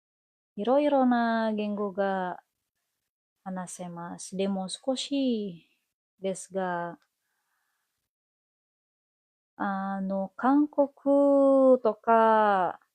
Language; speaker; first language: Japanese; non-native, learner; Indonesian